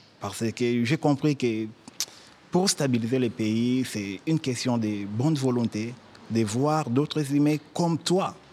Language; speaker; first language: French; non-native, local second language; Lingala